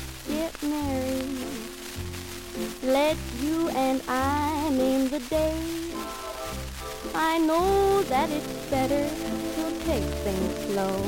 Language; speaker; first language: English; native; English